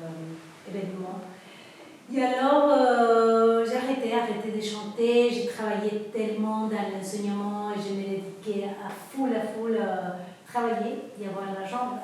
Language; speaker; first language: French; non-native, fluent; Spanish